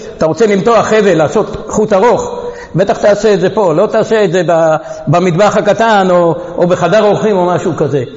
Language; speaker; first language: Hebrew; non-native, fluent; Hungarian